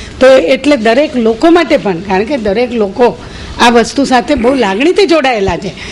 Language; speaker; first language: Gujarati; native; Gujarati